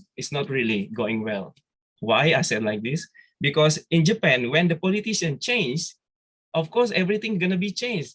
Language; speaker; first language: English; non-native, fluent; Indonesian